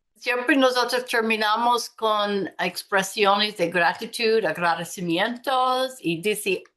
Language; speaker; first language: Spanish; non-native, fluent; English